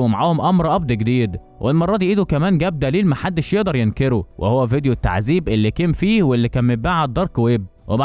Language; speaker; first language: Arabic; native; Arabic